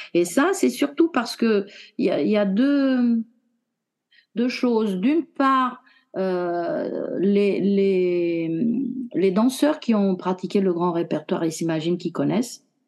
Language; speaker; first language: French; non-native, fluent; Romanian